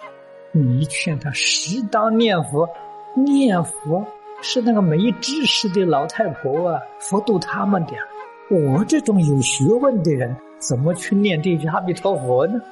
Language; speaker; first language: Chinese; native; Chinese